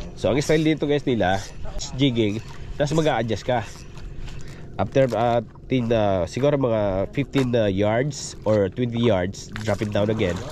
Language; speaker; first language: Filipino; non-native, local second language; Iloko